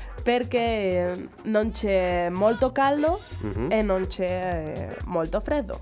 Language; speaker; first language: Italian; non-native, fluent; Spanish